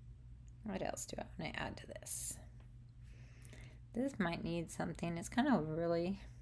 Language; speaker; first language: English; native; English